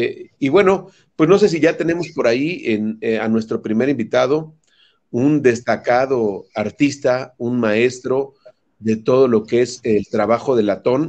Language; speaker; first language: Spanish; native; Spanish